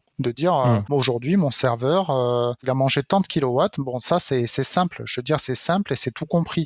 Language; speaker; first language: French; native; French